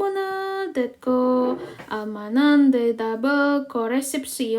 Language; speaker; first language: Korean; non-native, fluent; Indonesian